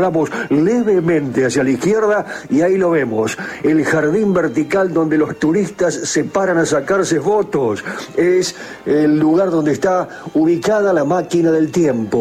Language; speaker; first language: Spanish; native; Spanish